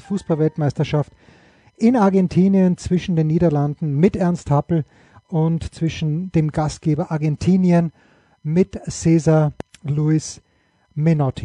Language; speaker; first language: German; native; German